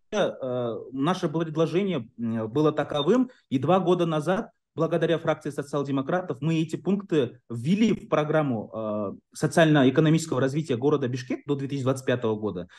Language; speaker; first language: Russian; non-native, local second language; Kyrgyz